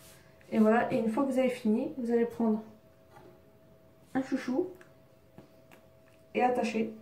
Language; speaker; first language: French; native; French